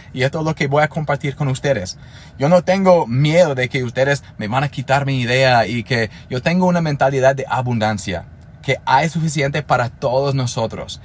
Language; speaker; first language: Spanish; non-native, fluent; English